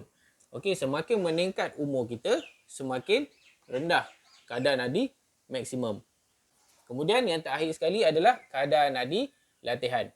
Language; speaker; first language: Malay; native; Malay